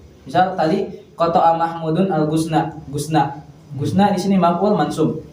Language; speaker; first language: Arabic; non-native, fluent; Indonesian